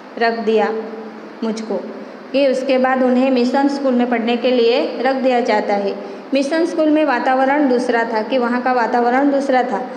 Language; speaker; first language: Hindi; non-native, local second language; Gujarati